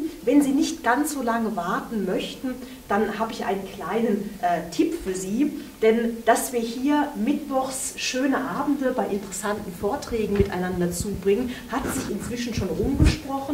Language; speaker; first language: German; native; German